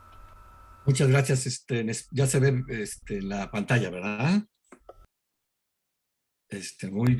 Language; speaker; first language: Spanish; native; Spanish